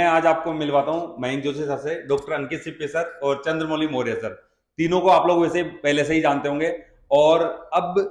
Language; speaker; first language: Hindi; native; Hindi